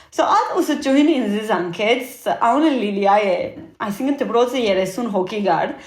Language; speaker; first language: Armenian; early bilingual, heritage; Armenian